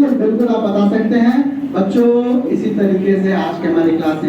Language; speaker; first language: Hindi; native; Hindi